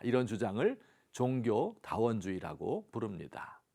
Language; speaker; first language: Korean; native; Korean